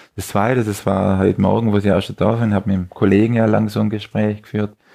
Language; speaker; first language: German; native; German